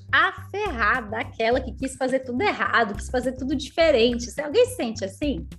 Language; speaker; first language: Portuguese; native; Portuguese